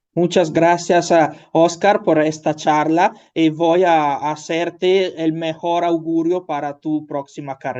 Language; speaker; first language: Spanish; non-native, learner; Italian